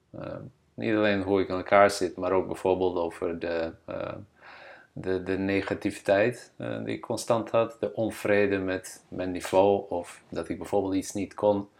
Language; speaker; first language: Dutch; non-native, fluent; Bosnian